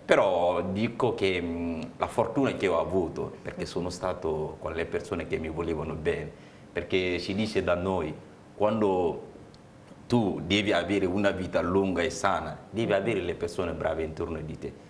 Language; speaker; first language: Italian; non-native, fluent; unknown